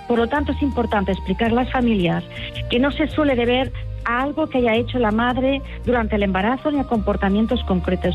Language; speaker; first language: Spanish; native; Spanish